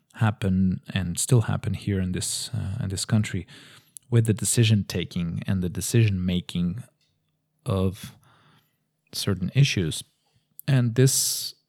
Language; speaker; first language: English; non-native, fluent; Portuguese